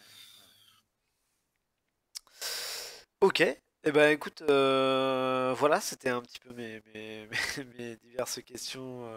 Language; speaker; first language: French; native; French